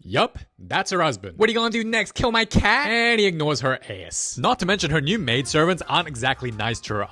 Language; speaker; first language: English; native; English